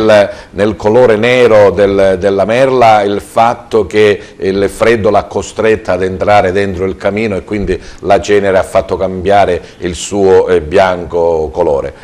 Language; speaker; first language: Italian; native; Italian